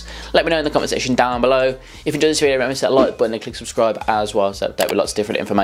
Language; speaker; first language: English; native; English